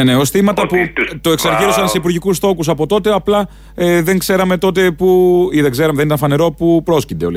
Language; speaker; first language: Greek; native; Greek